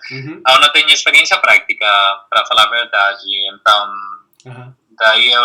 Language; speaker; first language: Portuguese; non-native, fluent; Spanish